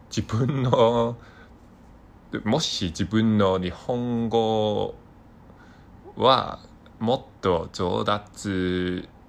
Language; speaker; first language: Japanese; non-native, learner; Cantonese